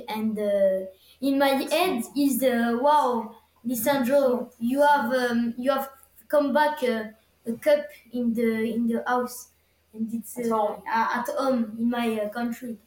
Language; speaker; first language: English; non-native, learner; French